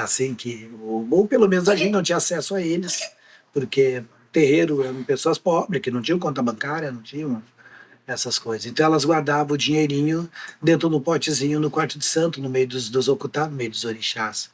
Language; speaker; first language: Portuguese; native; Portuguese